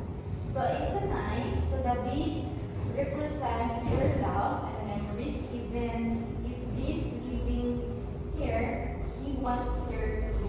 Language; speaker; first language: English; non-native, local second language; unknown